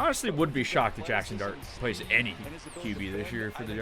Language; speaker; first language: English; native; English